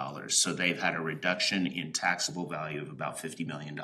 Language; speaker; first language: English; native; English